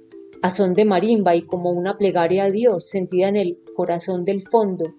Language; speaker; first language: Spanish; native; Spanish